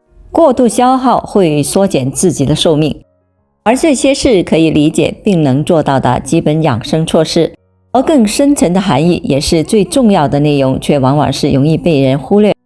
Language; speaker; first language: Chinese; native; Chinese